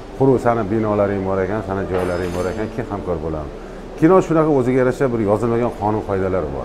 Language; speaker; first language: Uzbek; native; Uzbek